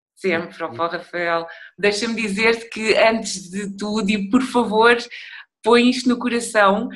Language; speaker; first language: Portuguese; early bilingual, other home language; Upper Guinea Crioulo